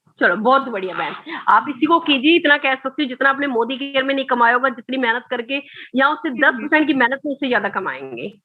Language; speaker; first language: Hindi; native; Hindi